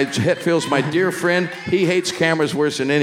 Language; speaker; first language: English; native; English